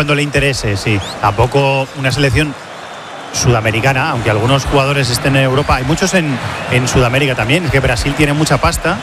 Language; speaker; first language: Spanish; native; Spanish